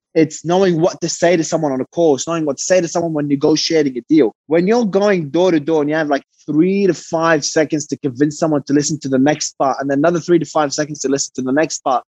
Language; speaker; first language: English; early bilingual, other home language; Arabic